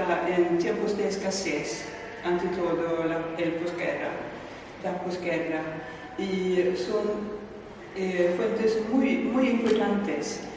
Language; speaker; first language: Spanish; non-native, fluent; Swedish